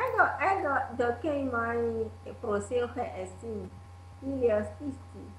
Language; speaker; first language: Greek; non-native, learner; Italian